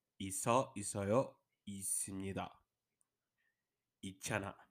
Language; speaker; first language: Korean; non-native, learner; Portuguese